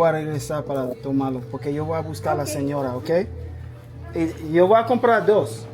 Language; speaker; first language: Spanish; non-native, learner; English